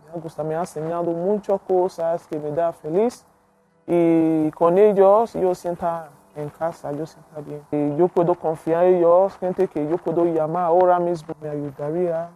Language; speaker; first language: Spanish; non-native, learner; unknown